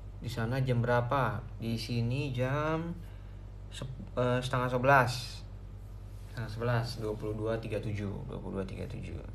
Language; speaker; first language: Indonesian; native; Indonesian